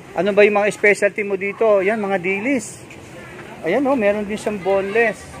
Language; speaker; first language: Filipino; native; Filipino